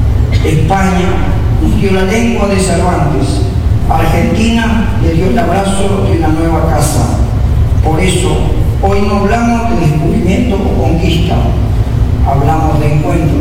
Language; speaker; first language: Spanish; native; Spanish